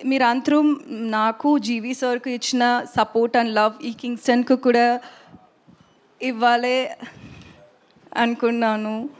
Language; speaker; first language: Telugu; non-native, learner; Tamil